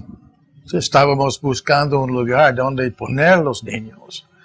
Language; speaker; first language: Spanish; non-native, fluent; English